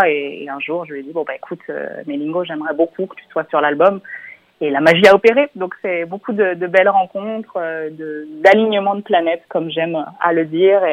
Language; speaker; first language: French; native; French